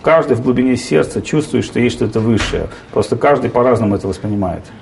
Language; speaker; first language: Russian; native; Russian